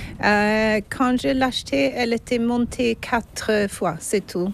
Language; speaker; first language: French; non-native, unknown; Swedish